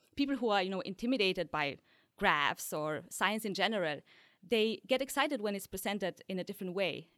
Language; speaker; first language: English; early bilingual, other home language; Polish